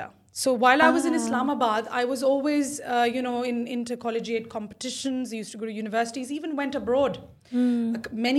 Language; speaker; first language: English; non-native, local second language; Urdu